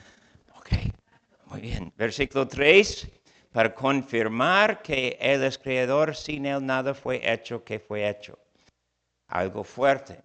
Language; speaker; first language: Spanish; non-native, fluent; English